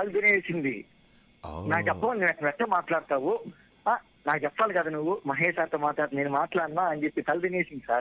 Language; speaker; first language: Telugu; native; Telugu